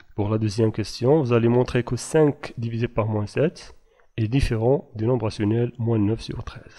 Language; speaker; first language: French; non-native, local second language; Arabic